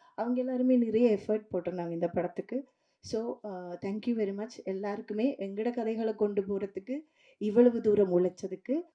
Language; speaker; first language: Tamil; native; Tamil